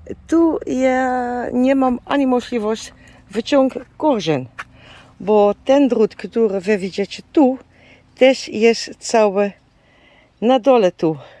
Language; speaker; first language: Polish; non-native, learner; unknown